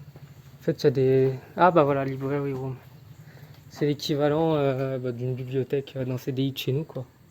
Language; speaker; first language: French; native; French